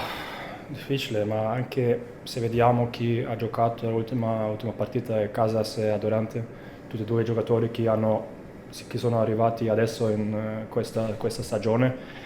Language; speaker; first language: Italian; non-native, fluent; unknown